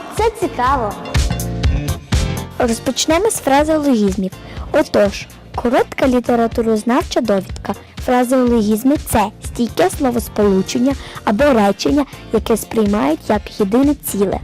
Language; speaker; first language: Ukrainian; native; Ukrainian